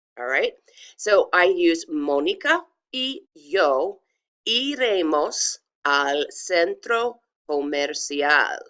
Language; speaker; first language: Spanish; non-native, fluent; English